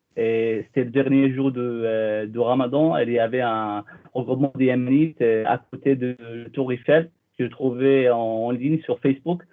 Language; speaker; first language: French; non-native, fluent; Arabic